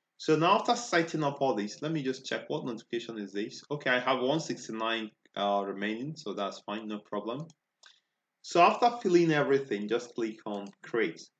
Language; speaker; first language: English; non-native, local second language; Igbo